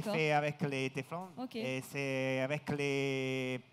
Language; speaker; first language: French; non-native, learner; Italian